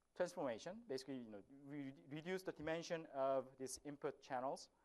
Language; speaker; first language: English; non-native, fluent; Korean